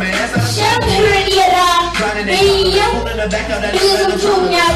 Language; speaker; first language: Swedish; native; Swedish